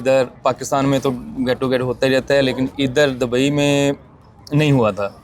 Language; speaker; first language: Urdu; non-native, local second language; Punjabi